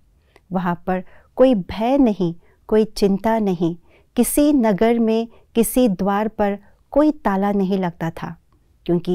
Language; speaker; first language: Hindi; native; Hindi